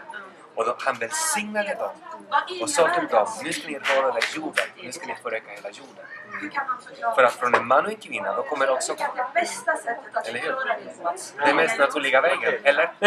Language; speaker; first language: Swedish; non-native, fluent; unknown